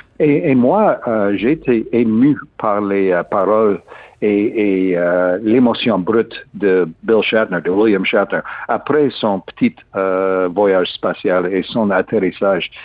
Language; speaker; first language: French; non-native, learner; English